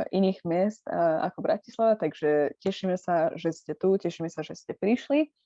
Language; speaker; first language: Slovak; non-native, fluent; Persian